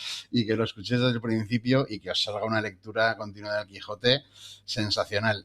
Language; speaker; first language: Spanish; native; Spanish